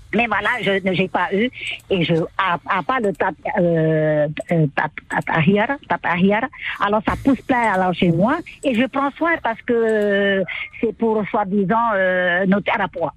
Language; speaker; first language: French; native; French